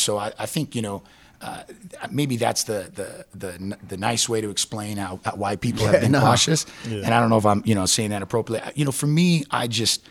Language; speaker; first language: English; native; English